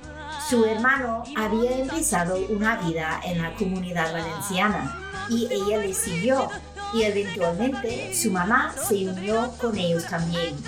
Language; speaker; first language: Spanish; non-native, fluent; English